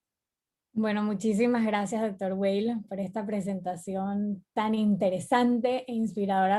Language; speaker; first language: Spanish; native; Spanish